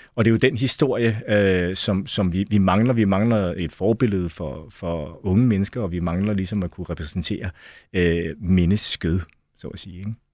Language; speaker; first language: Danish; early bilingual, other home language; Chinese